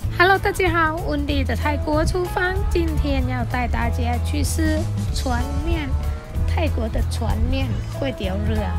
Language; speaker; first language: Chinese; non-native, fluent; Thai